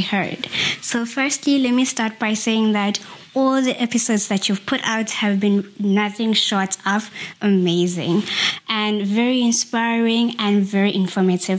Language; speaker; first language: English; non-native, local second language; Xhosa